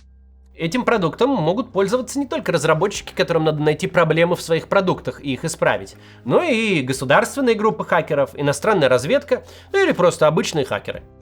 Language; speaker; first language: Russian; native; Russian